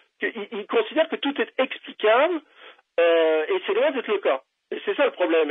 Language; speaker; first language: French; native; French